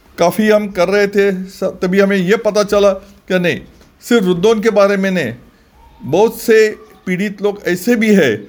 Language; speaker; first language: Hindi; non-native, local second language; Marathi